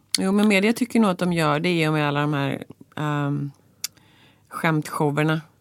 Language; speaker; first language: Swedish; native; Swedish